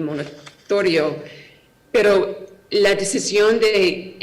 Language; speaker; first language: Spanish; non-native, fluent; English